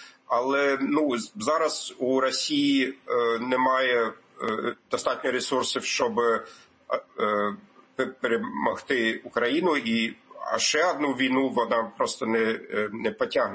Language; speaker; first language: Ukrainian; non-native, fluent; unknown